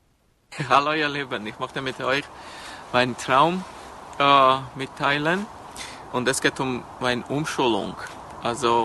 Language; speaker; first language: German; non-native, learner; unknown